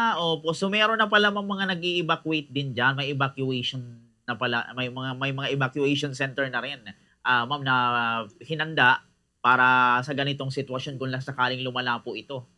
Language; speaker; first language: Filipino; non-native, local second language; Bikol